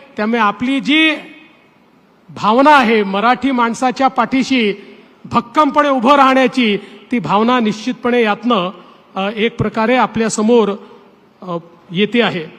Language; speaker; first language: Marathi; native; Marathi